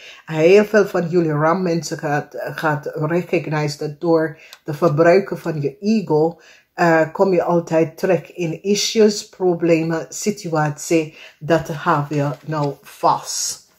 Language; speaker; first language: Dutch; non-native, fluent; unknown